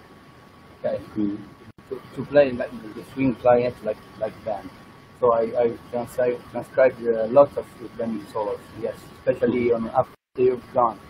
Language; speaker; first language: English; non-native, learner; Italian